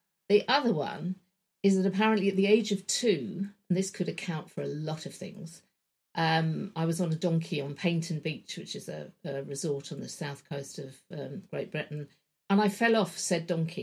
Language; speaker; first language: English; native; English